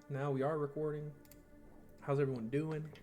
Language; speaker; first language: English; native; English